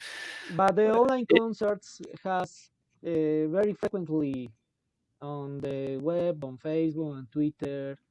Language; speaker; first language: English; non-native, learner; Spanish